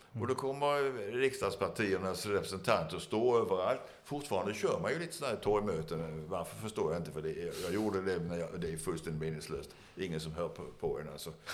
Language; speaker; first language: Swedish; native; Swedish